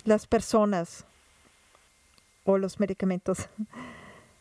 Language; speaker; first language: Spanish; non-native, fluent; German